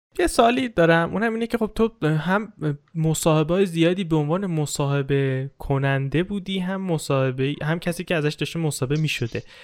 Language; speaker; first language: Persian; native; Persian